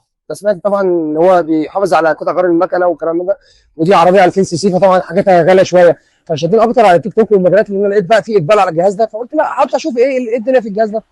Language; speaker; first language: Arabic; native; Arabic